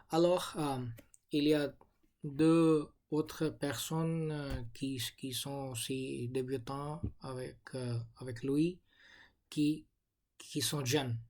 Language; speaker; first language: French; non-native, learner; English